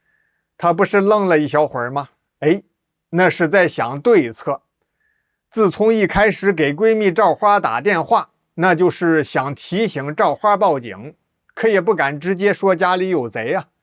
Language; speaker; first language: Chinese; native; Chinese